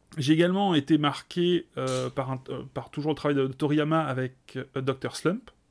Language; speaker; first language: French; native; French